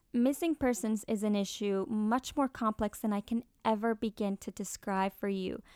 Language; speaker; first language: English; early bilingual, other home language; Spanish